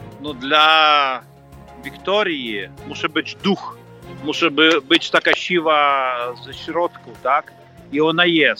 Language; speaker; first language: Polish; non-native, fluent; Ukrainian